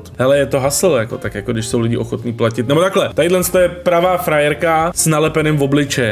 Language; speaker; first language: Czech; native; Czech